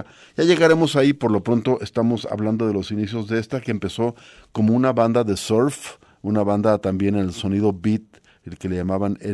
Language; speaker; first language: Spanish; native; Spanish